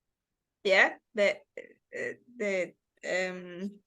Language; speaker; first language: English; non-native, learner; Spanish